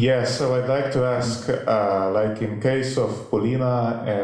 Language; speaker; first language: English; non-native, fluent; Slovenian